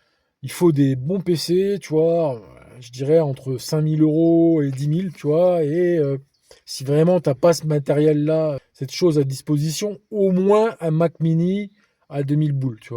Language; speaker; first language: French; native; French